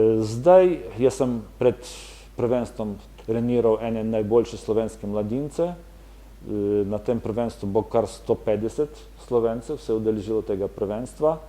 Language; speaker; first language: Slovenian; non-native, fluent; Ukrainian